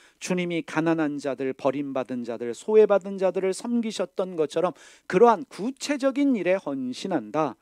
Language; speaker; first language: Korean; native; Korean